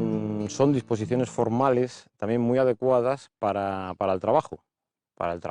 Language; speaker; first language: Spanish; native; Spanish